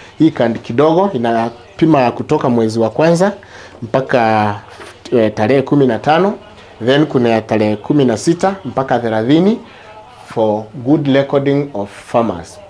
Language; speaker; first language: Swahili; non-native, local second language; Meru